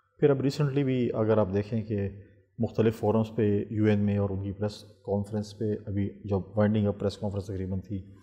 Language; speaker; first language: Urdu; non-native, local second language; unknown